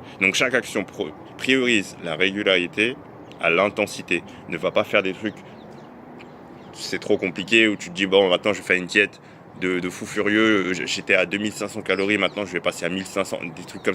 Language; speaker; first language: French; native; French